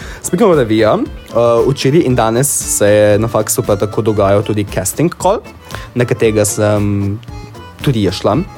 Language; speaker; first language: Slovenian; native; Slovenian